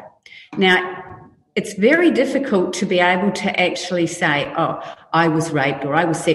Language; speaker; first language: English; native; English